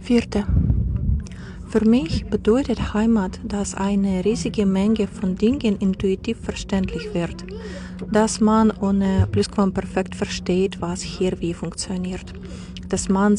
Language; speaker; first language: German; non-native, fluent; Ukrainian